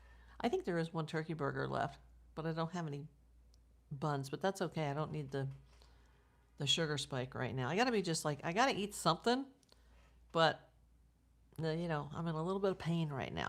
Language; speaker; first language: English; native; English